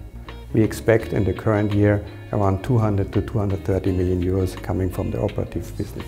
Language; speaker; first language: English; non-native, fluent; German